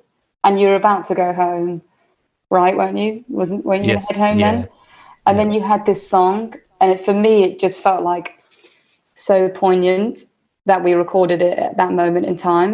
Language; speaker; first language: English; native; English